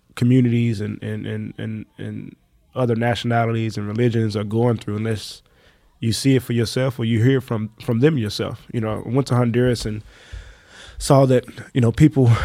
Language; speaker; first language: English; native; English